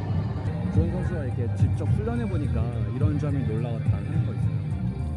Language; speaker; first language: Korean; native; Korean